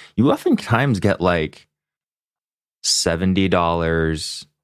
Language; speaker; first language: English; non-native, local second language; Cantonese